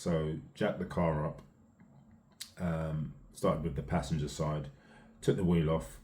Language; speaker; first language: English; native; English